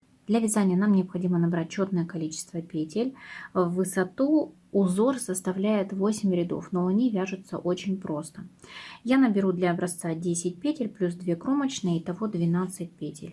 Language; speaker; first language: Russian; native; Russian